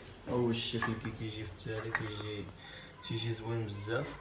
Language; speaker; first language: Arabic; native; Arabic